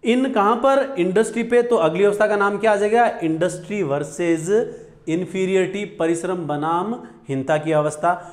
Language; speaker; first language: Hindi; native; Hindi